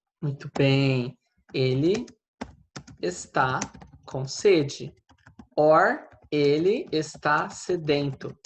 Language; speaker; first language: Portuguese; non-native, fluent; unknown